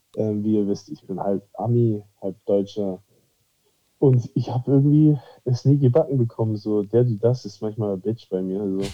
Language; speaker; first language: German; early bilingual, heritage; German